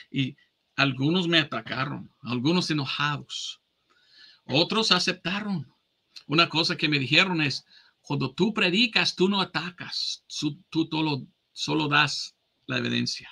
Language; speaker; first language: Spanish; non-native, fluent; English